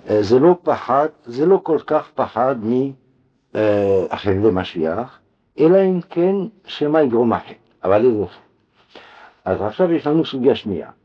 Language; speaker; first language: Hebrew; non-native, fluent; French